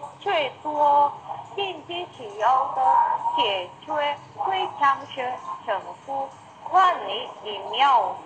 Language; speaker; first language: Chinese; non-native, learner; Indonesian